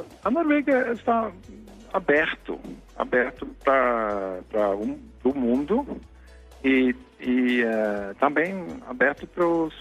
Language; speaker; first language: Portuguese; non-native, fluent; Norwegian